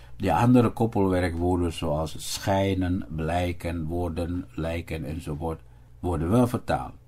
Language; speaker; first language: Dutch; non-native, fluent; Indonesian